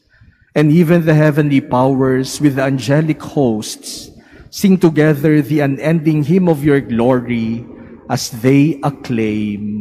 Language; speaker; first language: English; non-native, local second language; Filipino